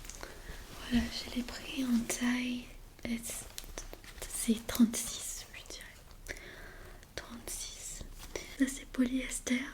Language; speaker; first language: French; non-native, fluent; Armenian